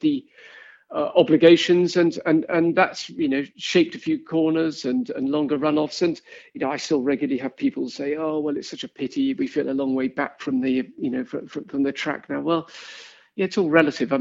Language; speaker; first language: English; native; English